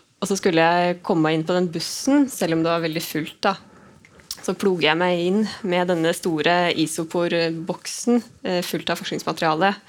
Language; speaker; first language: Norwegian; native; Norwegian